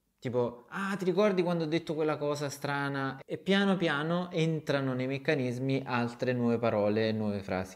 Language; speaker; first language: Italian; native; Italian